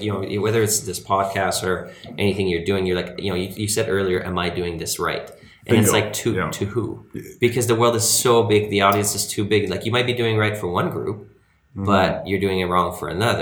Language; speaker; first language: English; early bilingual, other home language; French